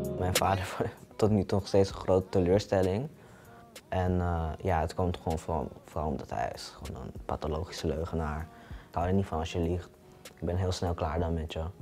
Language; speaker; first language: Dutch; early bilingual, other home language; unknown